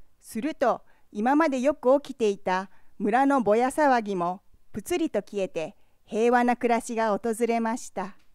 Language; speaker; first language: Japanese; native; Japanese